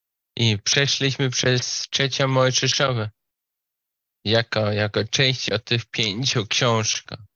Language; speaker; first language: Polish; non-native, learner; Slovak